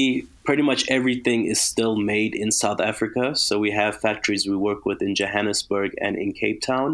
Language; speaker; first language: English; native; English